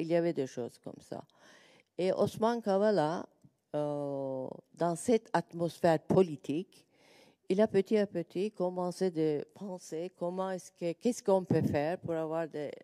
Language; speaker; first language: French; non-native, learner; Turkish